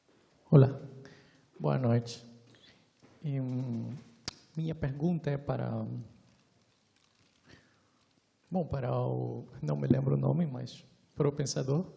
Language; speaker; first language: Portuguese; non-native, fluent; Spanish